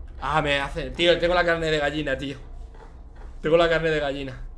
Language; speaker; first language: Spanish; native; Spanish